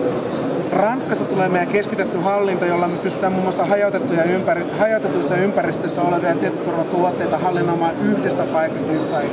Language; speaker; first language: Finnish; native; Finnish